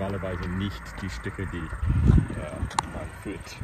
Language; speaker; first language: German; non-native, learner; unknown